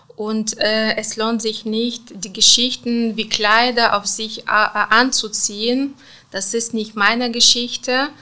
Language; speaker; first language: German; non-native, fluent; Russian